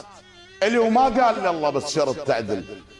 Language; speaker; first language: Arabic; native; Arabic